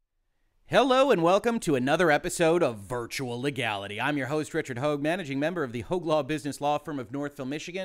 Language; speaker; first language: English; native; English